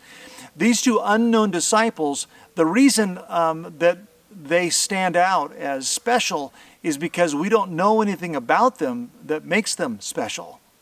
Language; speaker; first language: English; native; English